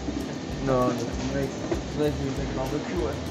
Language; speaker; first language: English; non-native, learner; French